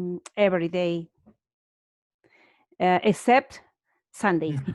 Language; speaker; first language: English; non-native, learner; Spanish